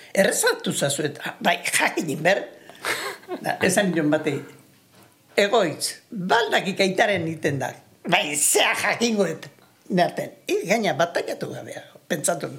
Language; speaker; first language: Basque; native; Basque